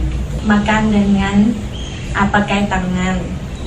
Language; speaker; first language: Indonesian; non-native, learner; Thai